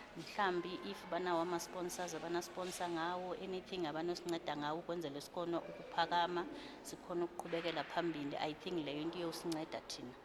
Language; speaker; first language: Zulu; non-native, local second language; Xhosa